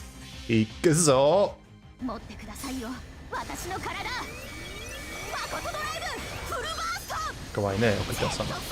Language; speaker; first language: Japanese; non-native, learner; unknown